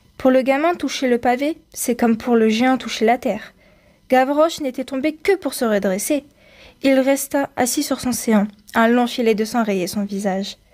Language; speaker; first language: French; native; French